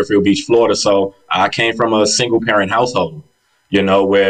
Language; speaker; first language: English; native; English